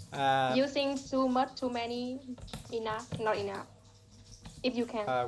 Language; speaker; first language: English; non-native, fluent; Vietnamese